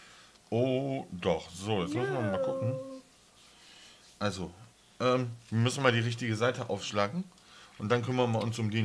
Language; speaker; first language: German; native; German